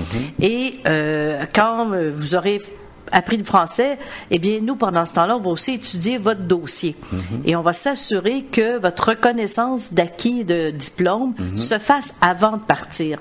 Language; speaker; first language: French; native; French